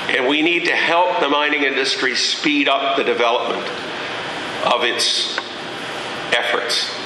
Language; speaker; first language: English; native; English